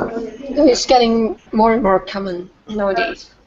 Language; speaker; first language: English; non-native, fluent; Vietnamese